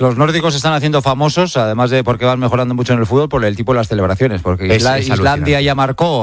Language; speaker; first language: Spanish; native; Spanish